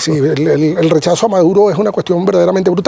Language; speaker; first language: Spanish; native; Spanish